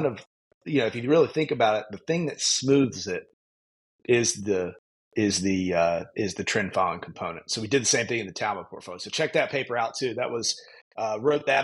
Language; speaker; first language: English; native; English